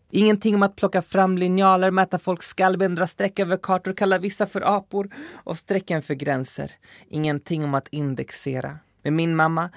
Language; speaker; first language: Swedish; early bilingual, other home language; Spanish